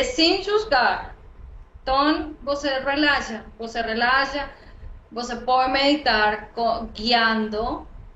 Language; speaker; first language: Portuguese; non-native, learner; Spanish